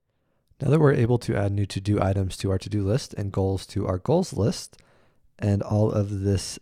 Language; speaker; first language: English; native; English